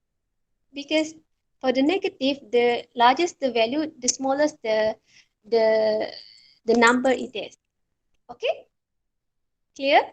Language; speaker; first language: English; non-native, local second language; Malay